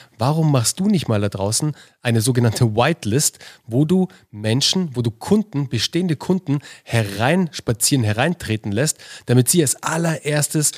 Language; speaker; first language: German; native; German